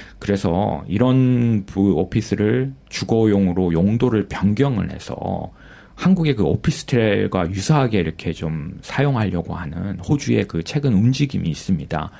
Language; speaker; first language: Korean; native; Korean